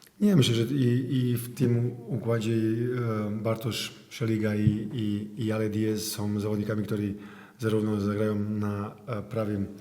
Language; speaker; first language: Polish; non-native, fluent; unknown